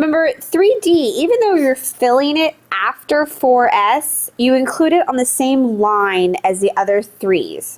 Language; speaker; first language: English; native; English